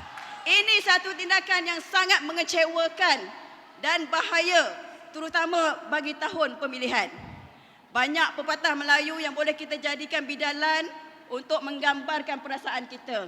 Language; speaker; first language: Malay; native; Malay